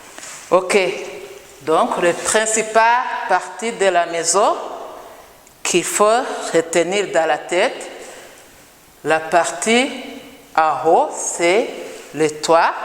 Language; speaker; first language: French; non-native, local second language; Kinyarwanda